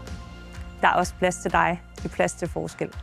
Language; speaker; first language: Danish; native; Danish